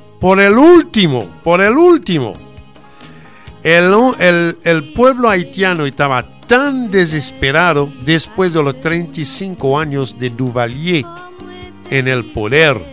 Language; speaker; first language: Spanish; non-native, fluent; Haitian Creole